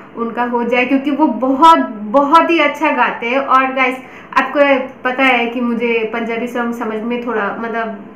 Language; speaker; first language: Hindi; non-native, local second language; Bangla